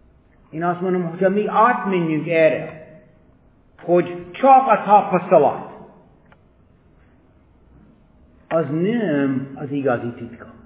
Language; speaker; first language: Hungarian; non-native, fluent; English